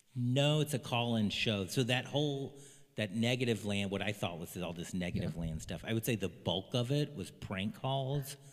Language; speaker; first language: English; non-native, fluent; Chinese